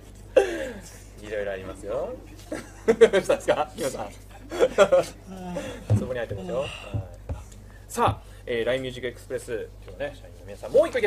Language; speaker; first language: Japanese; native; Japanese